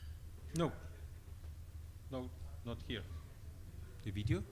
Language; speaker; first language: English; non-native, fluent; Spanish